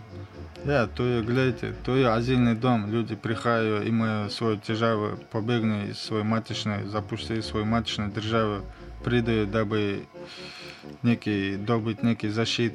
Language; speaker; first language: Slovenian; non-native, learner; Russian